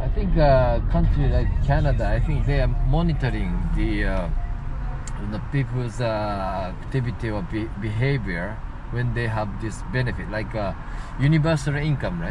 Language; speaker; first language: English; non-native, fluent; Japanese